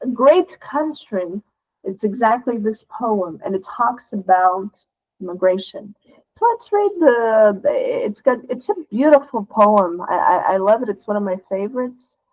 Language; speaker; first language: English; non-native, fluent; Portuguese